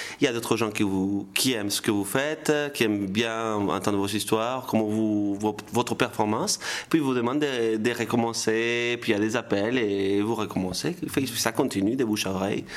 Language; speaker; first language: French; non-native, fluent; Spanish